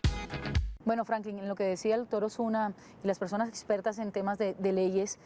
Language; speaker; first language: Spanish; native; Spanish